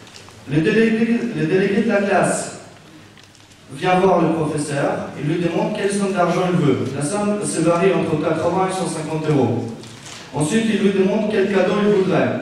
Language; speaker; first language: French; non-native, fluent; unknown